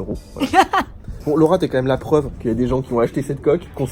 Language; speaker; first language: French; native; French